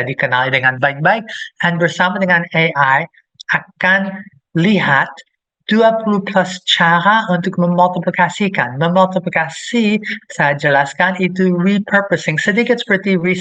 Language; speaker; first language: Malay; non-native, fluent; English